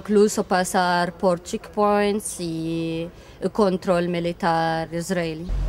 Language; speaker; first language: Spanish; non-native, fluent; Arabic